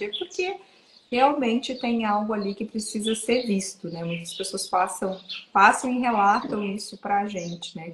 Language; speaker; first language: Portuguese; native; Portuguese